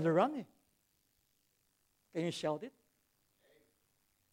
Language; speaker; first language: English; non-native, local second language; Filipino